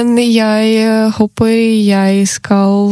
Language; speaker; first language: Norwegian; non-native, learner; Ukrainian